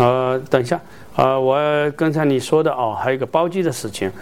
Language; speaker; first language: Chinese; native; Chinese